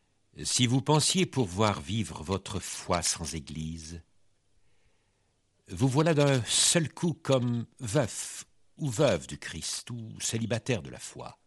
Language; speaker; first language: French; native; French